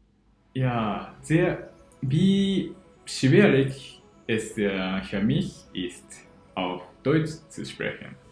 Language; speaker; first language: German; non-native, learner; Japanese